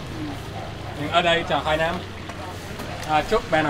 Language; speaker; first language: Vietnamese; non-native, learner; English